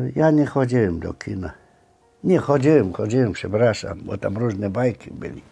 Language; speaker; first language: Polish; native; Polish